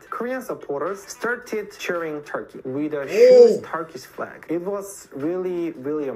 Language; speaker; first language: English; non-native, fluent; Korean